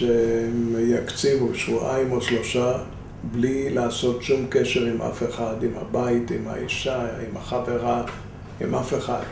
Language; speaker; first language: Hebrew; non-native, fluent; Spanish